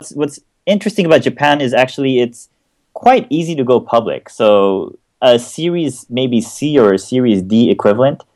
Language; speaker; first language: English; native; English